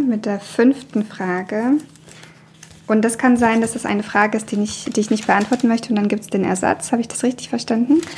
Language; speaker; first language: German; early bilingual, other home language; Russian